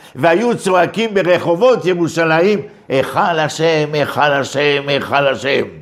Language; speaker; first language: Hebrew; non-native, fluent; French